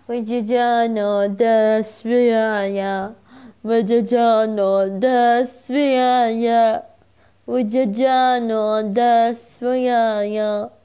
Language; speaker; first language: Arabic; non-native, learner; Turkish